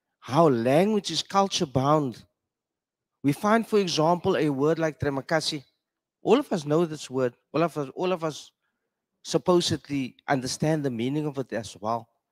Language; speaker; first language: English; non-native, local second language; Afrikaans